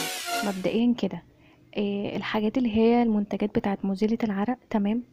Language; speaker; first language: Arabic; native; Arabic